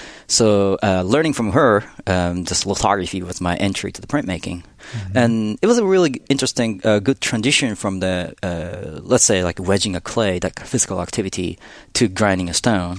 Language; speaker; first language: English; non-native, fluent; Japanese